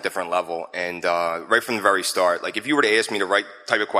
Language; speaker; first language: English; native; English